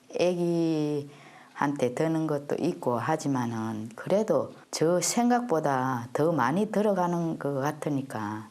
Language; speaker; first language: Korean; native; Korean